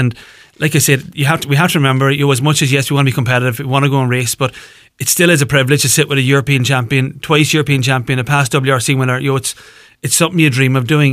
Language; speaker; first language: English; native; English